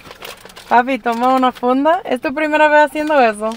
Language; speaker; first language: Spanish; early bilingual, heritage; English